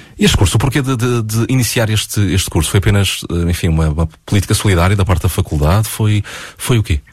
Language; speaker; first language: Portuguese; native; Portuguese